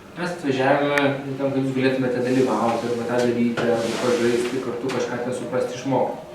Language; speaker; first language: Lithuanian; native; Lithuanian